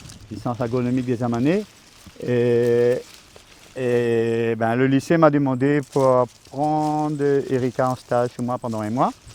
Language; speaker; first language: French; non-native, local second language; Réunion Creole French